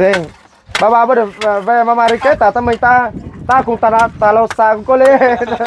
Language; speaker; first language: Portuguese; non-native, learner; Vietnamese